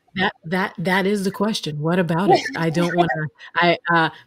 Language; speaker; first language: English; native; English